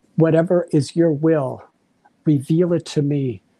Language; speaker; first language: English; native; English